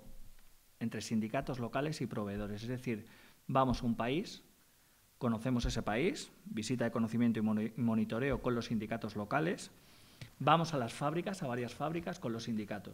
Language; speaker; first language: Spanish; native; Spanish